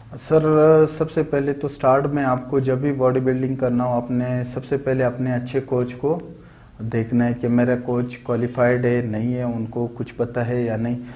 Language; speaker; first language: Urdu; non-native, local second language; Pashto